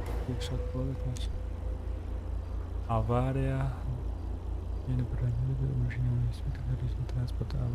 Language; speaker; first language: Russian; non-native, learner; Kara-Kalpak